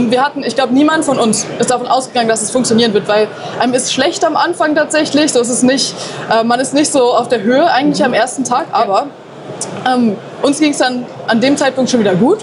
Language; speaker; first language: German; native; German